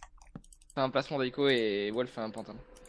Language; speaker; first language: French; native; French